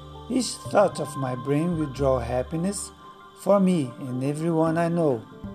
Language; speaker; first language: English; non-native, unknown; Portuguese